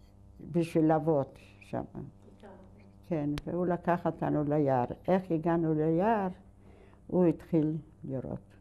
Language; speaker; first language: Hebrew; non-native, fluent; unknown